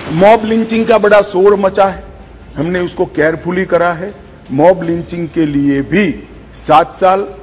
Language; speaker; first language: Hindi; non-native, local second language; Gujarati